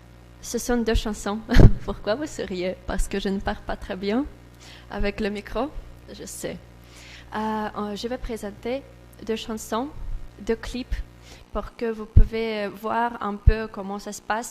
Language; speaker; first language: French; non-native, learner; Russian